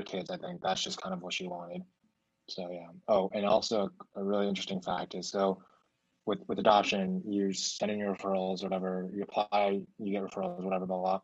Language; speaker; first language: English; early bilingual, other home language; Chinese